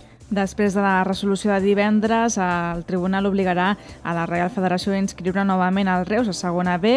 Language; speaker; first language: Catalan; native; Catalan